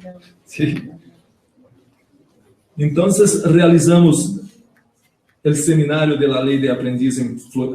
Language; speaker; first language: Spanish; non-native, learner; Portuguese